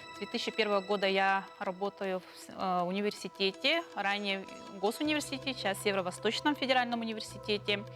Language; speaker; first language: Russian; non-native, local second language; Yakut